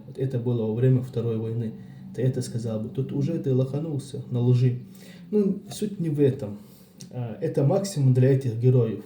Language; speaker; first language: Russian; non-native, local second language; Chechen